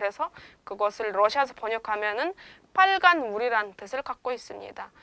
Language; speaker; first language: Korean; non-native, fluent; Turkmen